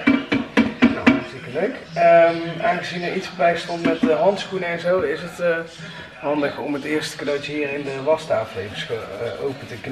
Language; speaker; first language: Dutch; native; Dutch